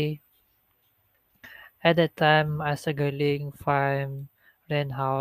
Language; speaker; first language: English; non-native, local second language; Malay